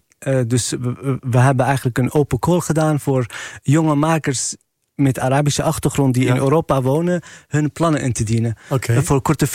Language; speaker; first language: Dutch; non-native, fluent; Arabic